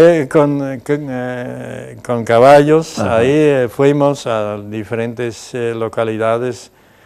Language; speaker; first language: Spanish; non-native, local second language; Plautdietsch